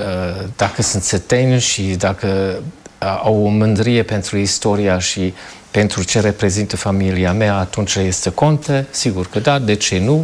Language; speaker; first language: Romanian; non-native, fluent; German